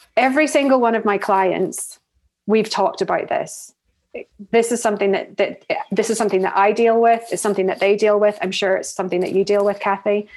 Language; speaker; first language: English; native; English